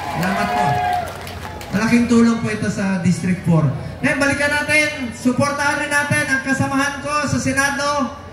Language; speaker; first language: Filipino; non-native, local second language; Cebuano